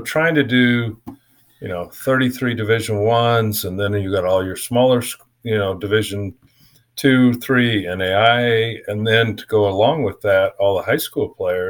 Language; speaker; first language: English; native; English